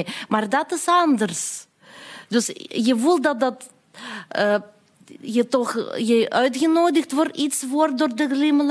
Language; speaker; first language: Dutch; non-native, fluent; Russian